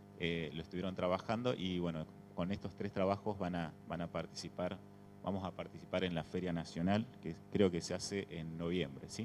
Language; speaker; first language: Spanish; native; Spanish